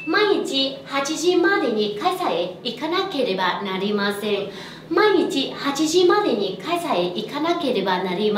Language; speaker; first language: Japanese; non-native, learner; Vietnamese